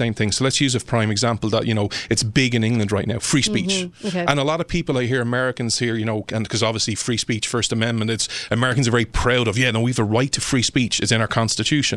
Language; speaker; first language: English; native; English